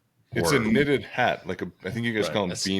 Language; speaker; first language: English; native; English